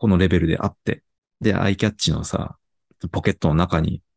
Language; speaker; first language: Japanese; native; Japanese